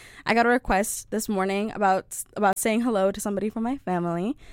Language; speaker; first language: English; early bilingual, other home language; Spanish